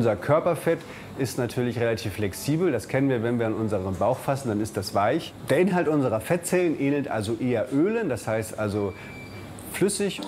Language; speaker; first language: German; native; German